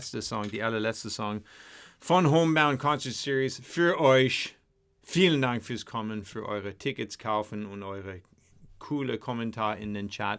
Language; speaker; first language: German; non-native, learner; English